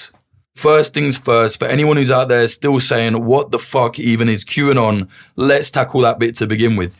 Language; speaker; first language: English; native; English